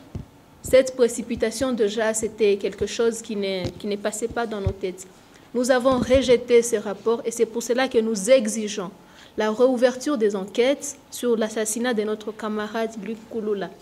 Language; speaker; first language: French; non-native, local second language; Swahili